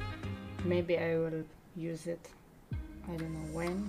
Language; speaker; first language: English; non-native, learner; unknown